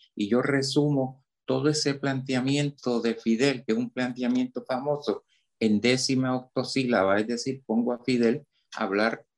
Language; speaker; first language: Spanish; native; Spanish